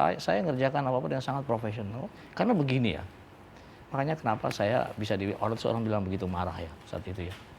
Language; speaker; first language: Indonesian; native; Indonesian